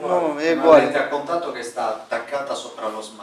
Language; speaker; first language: Italian; native; Italian